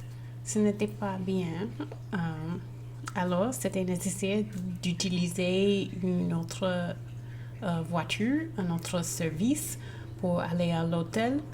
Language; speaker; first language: French; non-native, learner; English